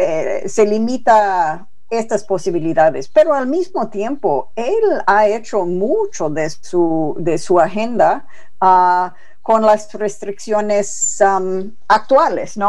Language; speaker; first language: Spanish; non-native, fluent; English